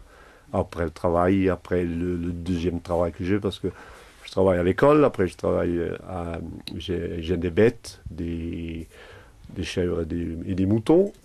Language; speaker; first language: French; non-native, local second language; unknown